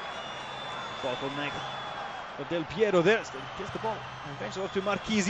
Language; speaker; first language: English; native; English